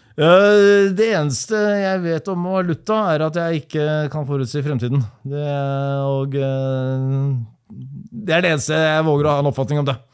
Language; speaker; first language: Norwegian; native; Norwegian